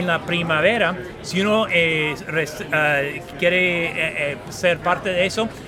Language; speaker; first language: Spanish; non-native, fluent; English